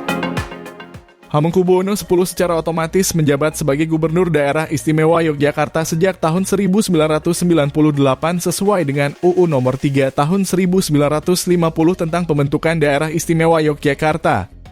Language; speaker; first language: Indonesian; native; Indonesian